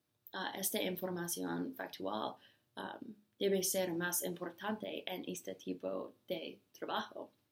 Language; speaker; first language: Spanish; non-native, learner; English